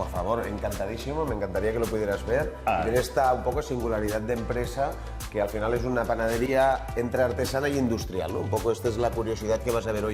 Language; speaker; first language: Spanish; native; Spanish